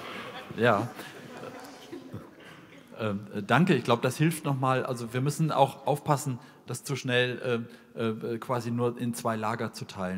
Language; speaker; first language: German; native; German